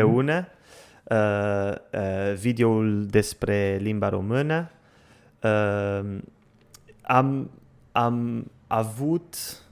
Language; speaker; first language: Romanian; non-native, learner; Portuguese